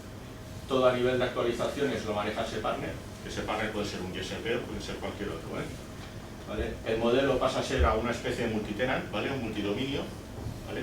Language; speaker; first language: Spanish; native; Spanish